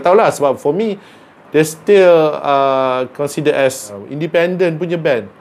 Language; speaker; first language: English; non-native, local second language; Malay